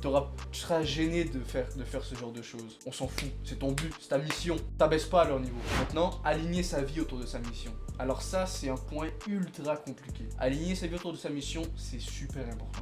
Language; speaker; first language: French; native; French